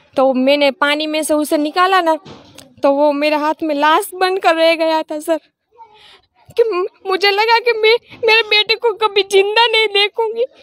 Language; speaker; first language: Hindi; non-native, local second language; Gujarati